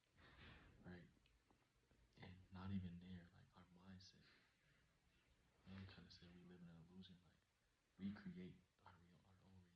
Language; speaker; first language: English; native; English